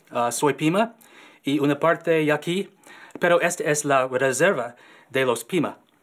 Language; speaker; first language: Spanish; non-native, learner; English